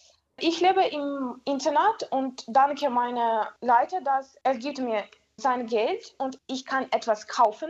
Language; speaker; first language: German; non-native, learner; Ukrainian